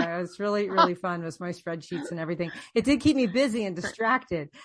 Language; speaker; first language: English; native; English